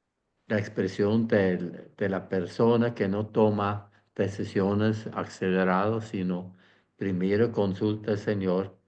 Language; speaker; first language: Spanish; non-native, fluent; Swiss German